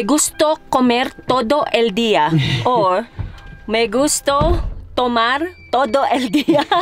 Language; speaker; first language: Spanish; non-native, learner; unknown